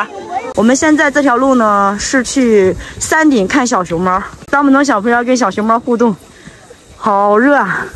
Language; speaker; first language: Chinese; native; Chinese